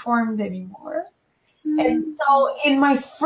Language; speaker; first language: English; non-native, local second language; Dutch